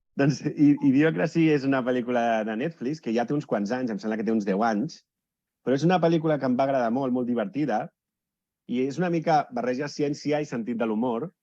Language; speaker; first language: Catalan; native; Catalan